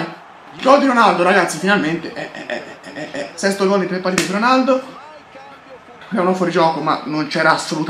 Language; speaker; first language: Italian; native; Italian